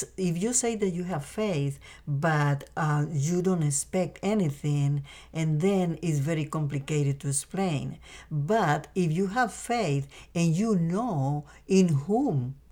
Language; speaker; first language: English; non-native, fluent; Spanish